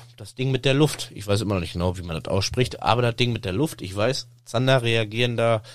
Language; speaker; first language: German; native; German